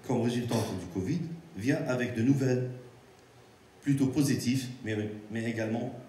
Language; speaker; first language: French; non-native, local second language; Arabic